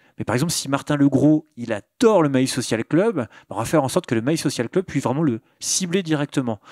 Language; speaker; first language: French; native; French